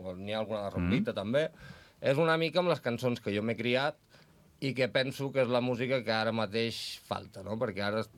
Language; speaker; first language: Catalan; non-native, local second language; Spanish